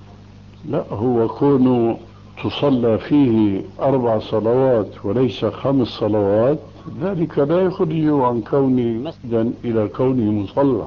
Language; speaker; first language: Arabic; early bilingual, other home language; Albanian